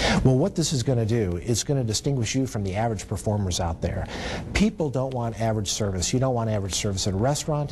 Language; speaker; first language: English; native; English